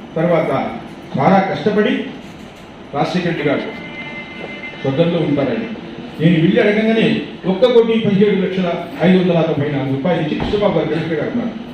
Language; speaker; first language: Telugu; native; Telugu